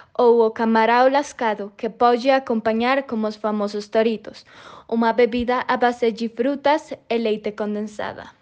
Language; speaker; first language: Portuguese; non-native, learner; Spanish